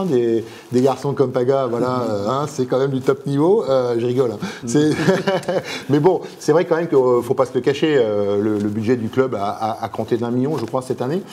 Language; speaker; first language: French; native; French